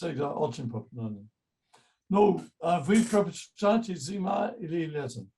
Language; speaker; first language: Russian; non-native, fluent; English